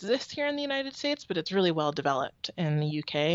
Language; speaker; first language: English; native; English